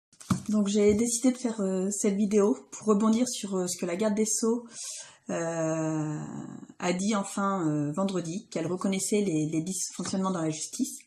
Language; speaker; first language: French; native; French